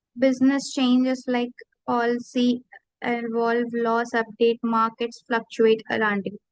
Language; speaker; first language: English; non-native, local second language; Telugu